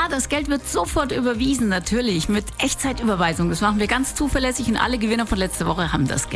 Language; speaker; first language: German; native; German